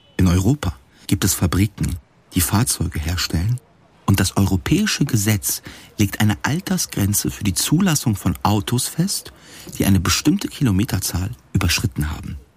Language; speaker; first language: German; native; German